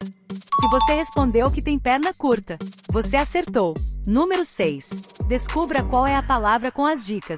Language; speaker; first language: Portuguese; native; Portuguese